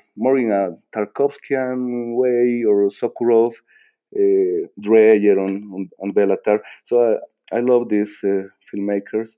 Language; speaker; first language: English; non-native, fluent; Spanish